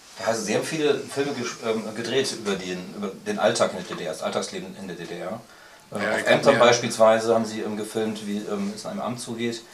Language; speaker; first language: German; native; German